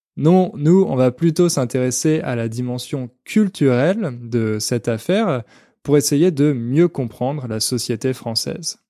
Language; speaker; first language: French; native; French